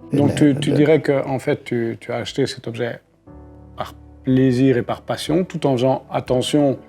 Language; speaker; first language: French; native; French